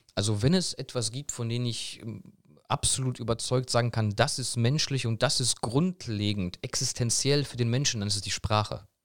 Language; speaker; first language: German; early bilingual, other home language; Polish